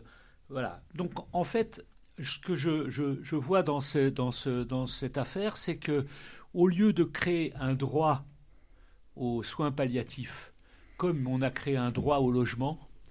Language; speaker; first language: French; native; French